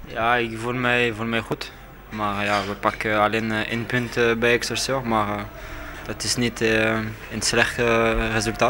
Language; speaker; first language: Dutch; non-native, learner; French